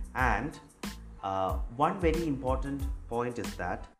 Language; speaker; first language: English; non-native, local second language; Malayalam